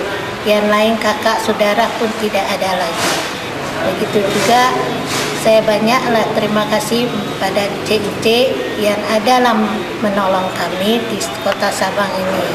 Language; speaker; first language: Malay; non-native, local second language; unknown